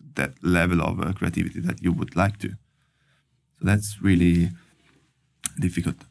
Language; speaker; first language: English; non-native, fluent; Italian